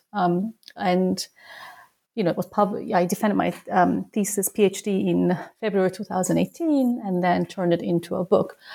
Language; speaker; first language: English; non-native, fluent; Turkish